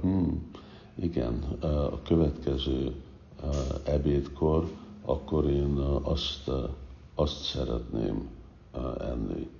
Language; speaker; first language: Hungarian; non-native, fluent; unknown